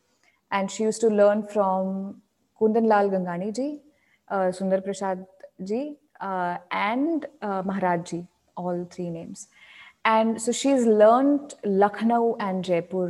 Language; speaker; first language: English; non-native, local second language; Marathi